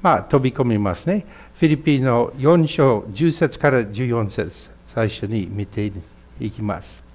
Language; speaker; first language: Japanese; non-native, fluent; English